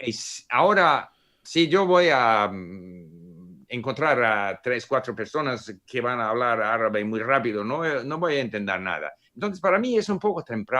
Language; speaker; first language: Spanish; non-native, fluent; English